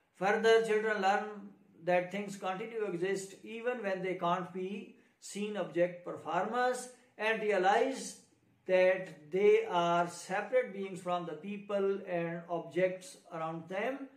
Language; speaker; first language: English; non-native, local second language; Urdu